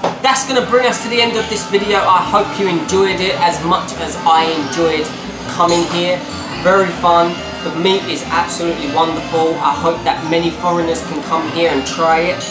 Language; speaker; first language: English; native; English